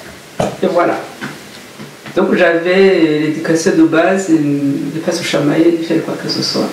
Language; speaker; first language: French; non-native, local second language; Kinyarwanda